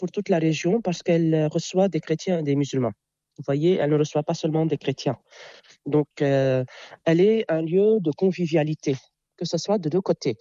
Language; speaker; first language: French; non-native, local second language; Arabic